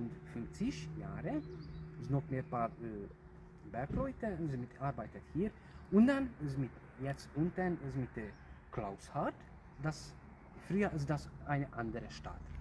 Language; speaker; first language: German; non-native, learner; Hungarian